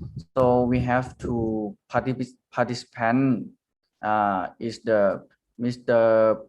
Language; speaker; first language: English; non-native, learner; Thai